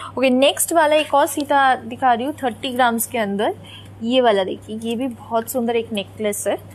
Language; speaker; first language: Hindi; non-native, local second language; Bangla